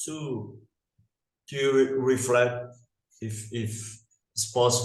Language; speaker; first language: English; non-native, learner; Portuguese